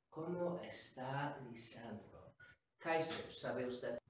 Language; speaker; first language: Spanish; non-native, fluent; English